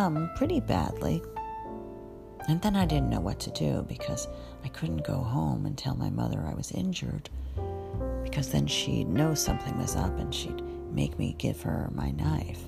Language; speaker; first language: English; native; English